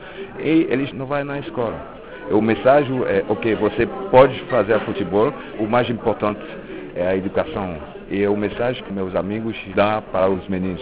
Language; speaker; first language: Portuguese; non-native, local second language; French